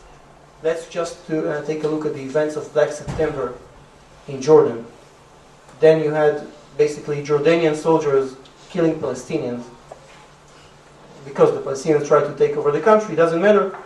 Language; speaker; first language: English; non-native, fluent; Hebrew